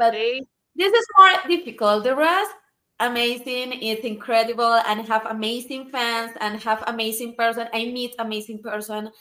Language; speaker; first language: English; non-native, learner; Spanish